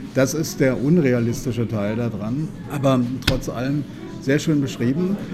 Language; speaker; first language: German; native; German